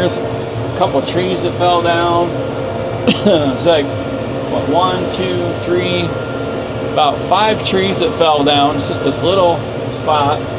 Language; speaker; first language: English; native; English